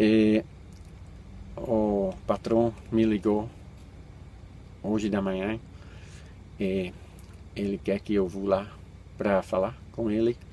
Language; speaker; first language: Portuguese; non-native, fluent; Dutch